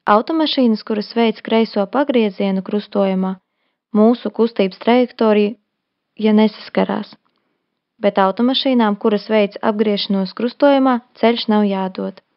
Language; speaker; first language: Latvian; non-native, local second language; Russian